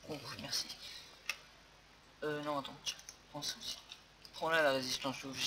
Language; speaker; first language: French; native; French